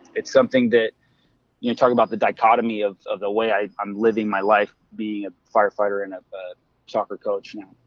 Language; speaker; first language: English; native; English